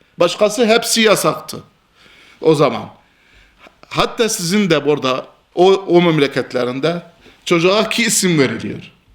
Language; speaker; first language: Turkish; non-native, fluent; Albanian